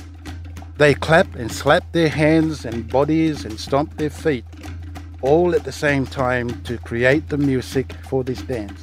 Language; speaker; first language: English; non-native, fluent; Samoan